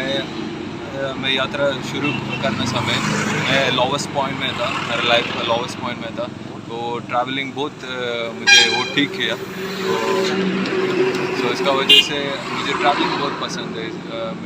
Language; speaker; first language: Hindi; non-native, local second language; Malayalam